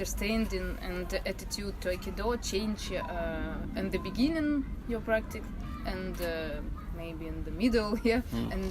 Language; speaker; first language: English; non-native, learner; Russian